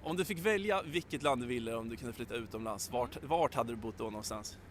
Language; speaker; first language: Swedish; native; Swedish